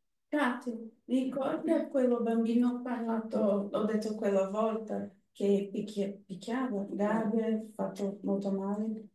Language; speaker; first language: Italian; non-native, learner; Portuguese